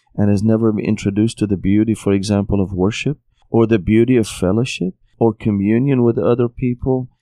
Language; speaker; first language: English; non-native, fluent; Arabic